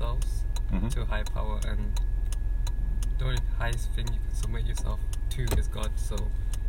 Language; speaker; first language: English; native; English